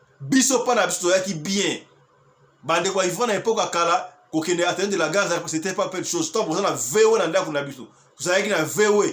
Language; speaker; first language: Lingala; native; Lingala